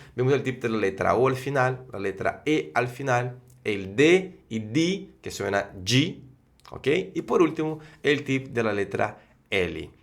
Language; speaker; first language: Spanish; non-native, fluent; Portuguese